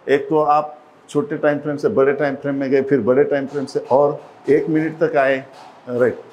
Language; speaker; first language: Hindi; non-native, local second language; Marathi